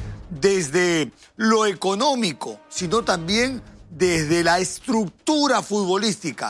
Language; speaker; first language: Spanish; native; Spanish